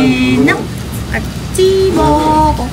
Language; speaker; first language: Korean; non-native, fluent; Indonesian